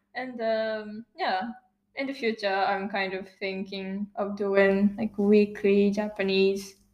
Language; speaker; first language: English; non-native, fluent; Japanese